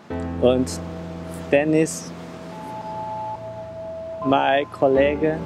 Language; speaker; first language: German; non-native, fluent; Chinese